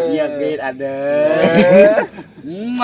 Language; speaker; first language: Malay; non-native, local second language; Sundanese